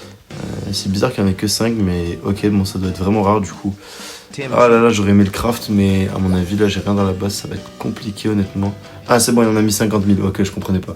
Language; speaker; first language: French; native; French